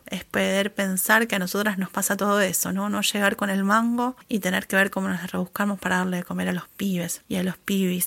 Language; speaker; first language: Spanish; native; Spanish